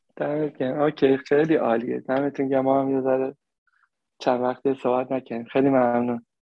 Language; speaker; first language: Persian; native; Persian